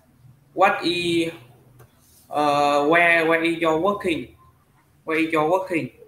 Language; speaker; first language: English; non-native, learner; Vietnamese